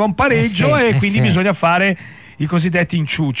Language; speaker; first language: Italian; native; Italian